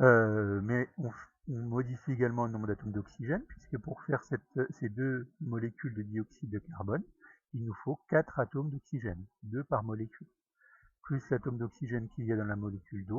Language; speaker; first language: French; native; French